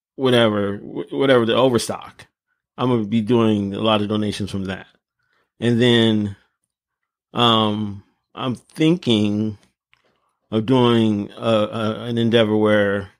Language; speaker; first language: English; native; English